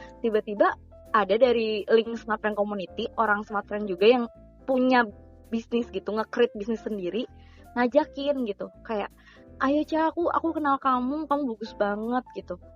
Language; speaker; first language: Indonesian; native; Indonesian